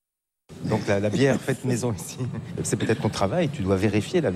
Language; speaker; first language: French; native; French